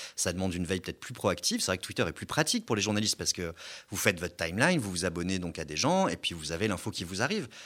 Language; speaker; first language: French; native; French